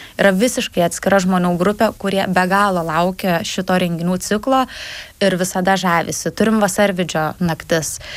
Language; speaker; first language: Lithuanian; native; Lithuanian